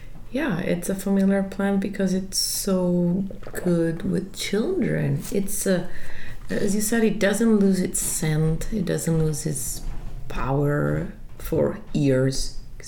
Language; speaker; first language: English; non-native, fluent; Italian